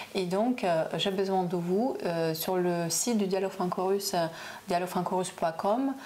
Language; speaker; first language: French; non-native, fluent; Russian